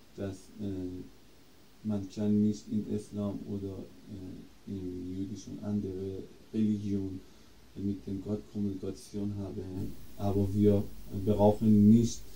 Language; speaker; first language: German; non-native, fluent; Persian